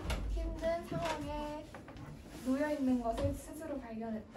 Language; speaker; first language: Korean; native; Korean